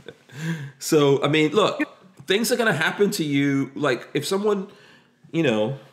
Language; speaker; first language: English; native; English